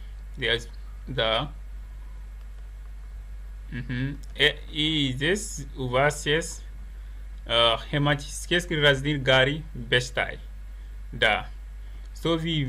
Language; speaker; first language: Russian; non-native, learner; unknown